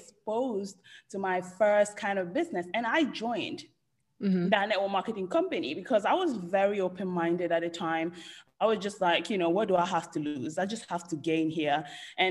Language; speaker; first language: English; non-native, fluent; Italian